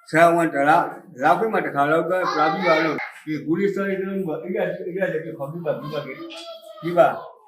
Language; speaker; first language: Burmese; native; Burmese